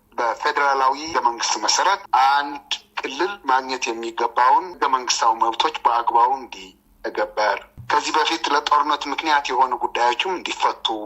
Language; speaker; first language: Amharic; non-native, local second language; Tigrinya